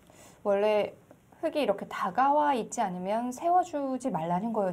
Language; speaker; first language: Korean; native; Korean